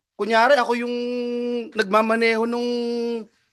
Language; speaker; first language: Filipino; native; Filipino